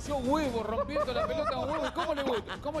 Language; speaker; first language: Spanish; native; Spanish